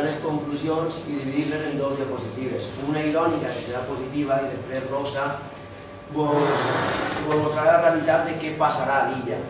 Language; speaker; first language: Catalan; native; Catalan